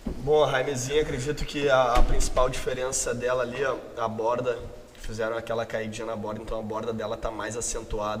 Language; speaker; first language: Portuguese; native; Portuguese